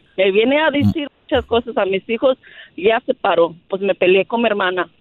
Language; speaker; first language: Spanish; early bilingual, heritage; Spanish